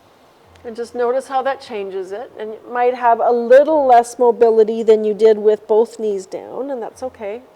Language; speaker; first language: English; native; English